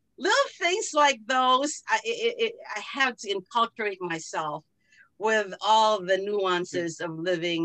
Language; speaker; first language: English; non-native, local second language; Filipino